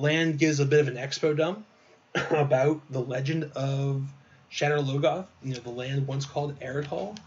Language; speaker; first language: English; native; English